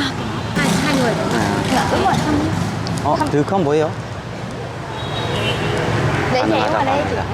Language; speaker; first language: Vietnamese; native; Vietnamese